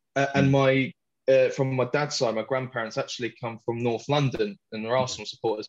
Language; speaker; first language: English; native; English